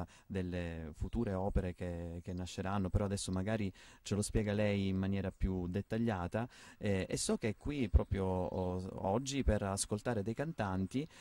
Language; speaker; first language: Italian; native; Italian